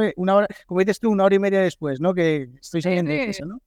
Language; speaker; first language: Spanish; native; Spanish